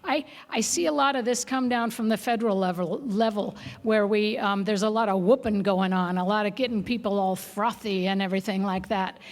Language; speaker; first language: English; native; English